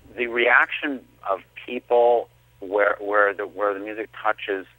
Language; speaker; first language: English; native; English